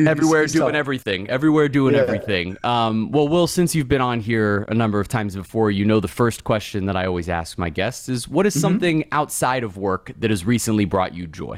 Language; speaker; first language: English; native; English